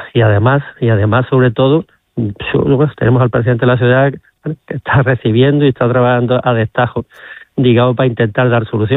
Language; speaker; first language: Spanish; native; Spanish